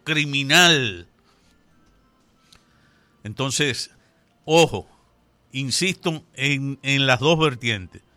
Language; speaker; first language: Spanish; native; Spanish